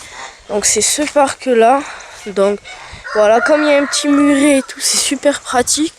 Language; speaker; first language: French; native; French